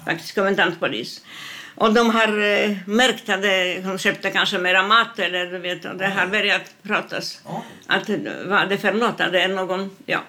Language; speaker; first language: Swedish; non-native, fluent; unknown